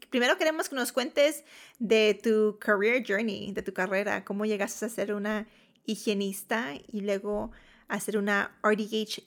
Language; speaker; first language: Spanish; early bilingual, heritage; Spanish